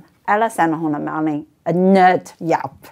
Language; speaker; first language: Norwegian; non-native, fluent; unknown